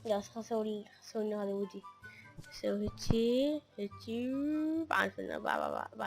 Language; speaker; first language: Arabic; native; Arabic